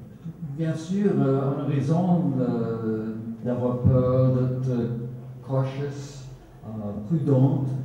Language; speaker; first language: French; non-native, fluent; Swedish